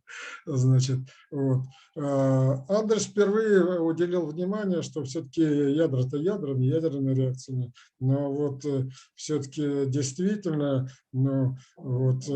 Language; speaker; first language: Russian; native; Russian